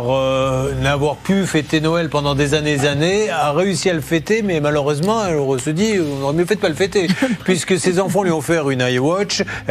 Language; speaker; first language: French; native; French